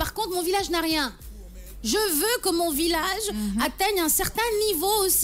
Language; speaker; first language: French; non-native, local second language; Wolof